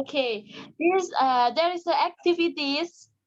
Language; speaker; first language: English; non-native, learner; Indonesian